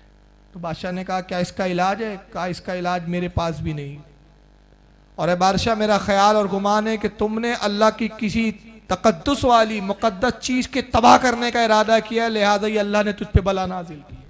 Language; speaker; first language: Urdu; native; Urdu